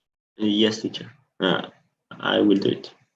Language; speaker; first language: English; non-native, learner; Spanish